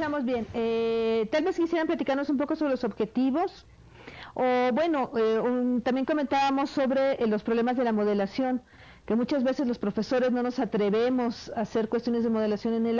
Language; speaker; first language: Spanish; native; Spanish